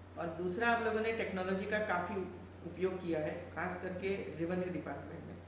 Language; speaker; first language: Hindi; non-native, local second language; Gujarati